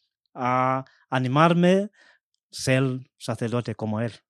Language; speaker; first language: Spanish; non-native, fluent; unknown